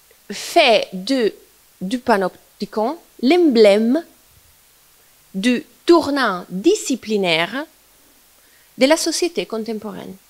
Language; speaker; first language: French; non-native, fluent; Italian